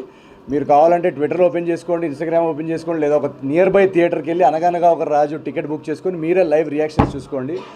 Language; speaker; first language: Telugu; native; Telugu